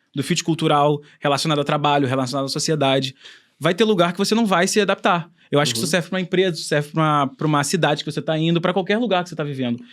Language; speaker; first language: Portuguese; native; Portuguese